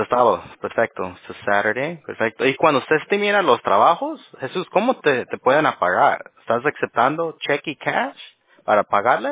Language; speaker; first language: Spanish; early bilingual, heritage; Spanish